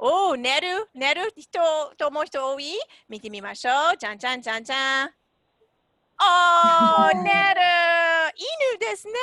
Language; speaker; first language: Japanese; non-native, fluent; English